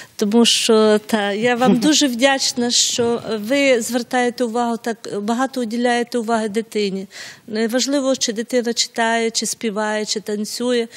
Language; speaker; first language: Ukrainian; non-native, local second language; Russian